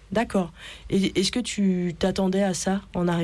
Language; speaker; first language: French; native; French